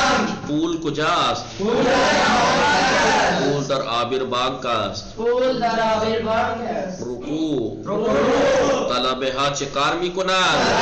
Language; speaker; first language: Persian; non-native, fluent; Urdu